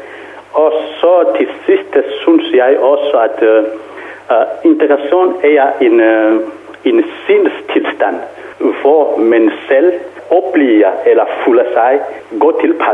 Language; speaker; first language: Danish; non-native, fluent; Kongo